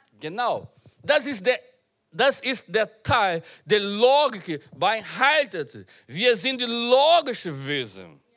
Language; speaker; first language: German; non-native, learner; Portuguese